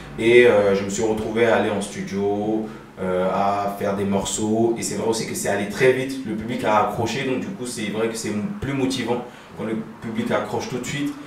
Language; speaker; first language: French; early bilingual, other home language; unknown